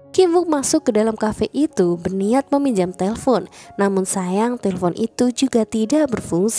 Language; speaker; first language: Indonesian; native; Indonesian